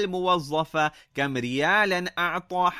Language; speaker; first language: Arabic; non-native, fluent; English